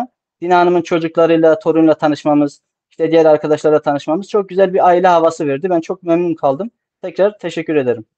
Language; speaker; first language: Turkish; native; Turkish